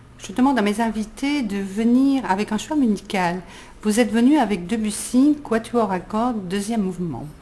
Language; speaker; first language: French; native; French